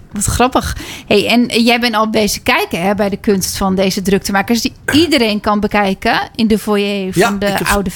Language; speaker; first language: Dutch; native; Dutch